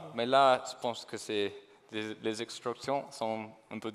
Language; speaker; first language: French; non-native, fluent; English